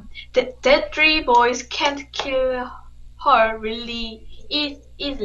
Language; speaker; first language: English; non-native, learner; Korean